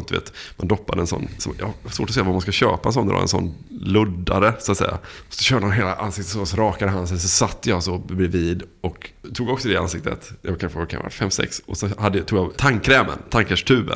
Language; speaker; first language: Swedish; native; Swedish